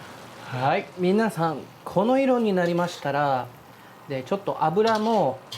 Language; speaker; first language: Japanese; non-native, fluent; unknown